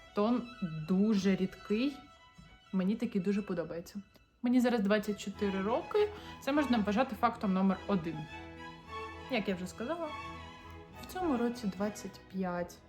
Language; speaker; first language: Ukrainian; non-native, local second language; Russian